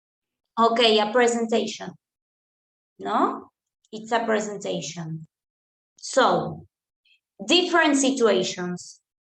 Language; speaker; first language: English; non-native, fluent; Spanish